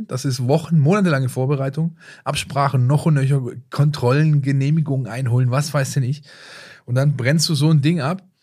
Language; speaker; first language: German; native; German